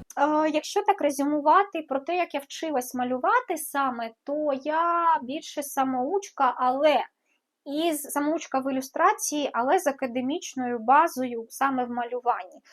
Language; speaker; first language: Ukrainian; non-native, local second language; Russian